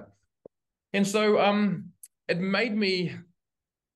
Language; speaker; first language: English; native; English